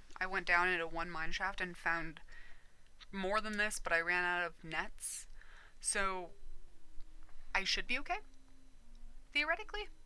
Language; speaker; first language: English; native; English